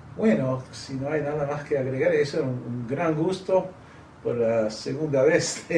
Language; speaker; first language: Spanish; non-native, fluent; English